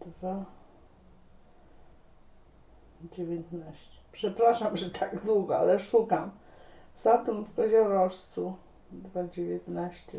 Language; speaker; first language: Polish; native; Polish